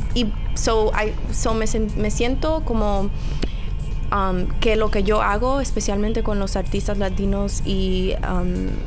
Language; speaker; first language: Spanish; early bilingual, heritage; Spanish